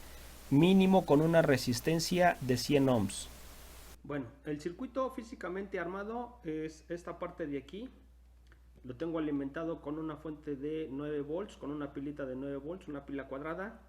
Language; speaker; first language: Spanish; native; Spanish